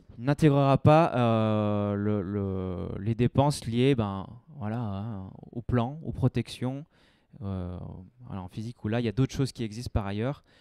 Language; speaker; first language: French; native; French